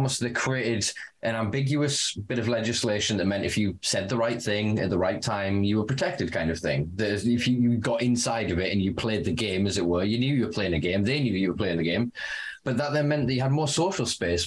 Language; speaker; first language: English; native; English